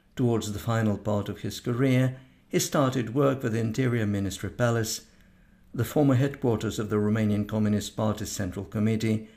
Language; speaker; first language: English; non-native, fluent; Romanian